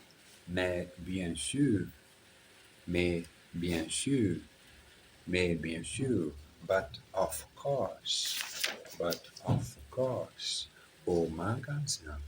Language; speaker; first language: French; non-native, learner; Portuguese